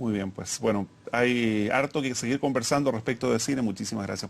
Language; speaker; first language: Spanish; native; Spanish